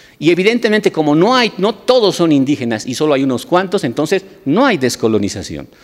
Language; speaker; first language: Spanish; native; Spanish